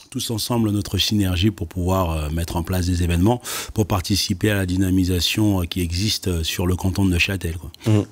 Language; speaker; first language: French; native; French